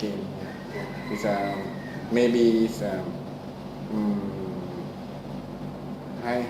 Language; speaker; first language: English; non-native, learner; Thai